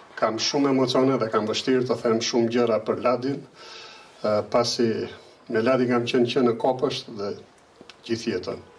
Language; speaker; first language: Albanian; native; Albanian